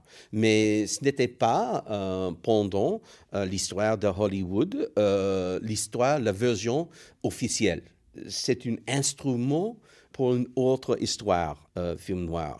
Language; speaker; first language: French; non-native, fluent; English